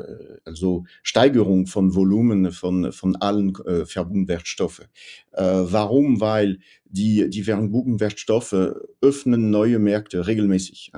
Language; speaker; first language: German; non-native, fluent; French